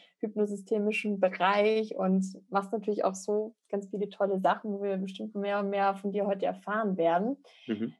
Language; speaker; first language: German; native; German